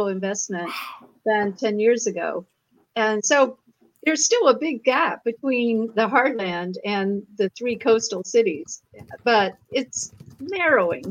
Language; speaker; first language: English; native; English